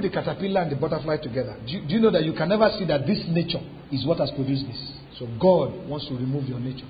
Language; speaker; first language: English; non-native, local second language; Yoruba